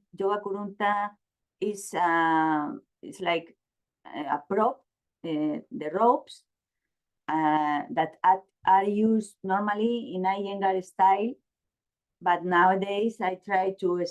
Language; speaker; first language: English; non-native, learner; Spanish